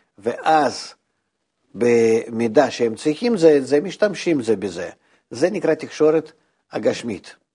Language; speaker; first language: Hebrew; non-native, fluent; Russian